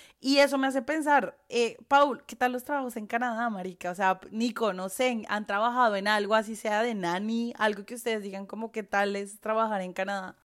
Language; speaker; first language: Spanish; native; Spanish